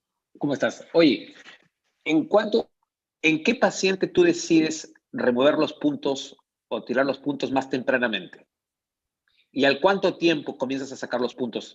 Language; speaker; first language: Spanish; non-native, learner; Portuguese